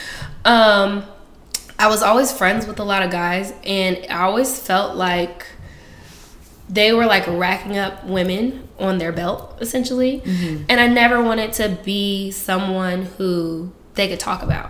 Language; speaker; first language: English; native; English